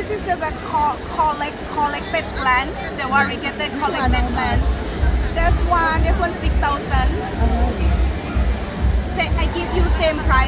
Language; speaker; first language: English; non-native, learner; Thai